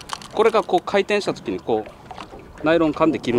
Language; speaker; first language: Japanese; native; Japanese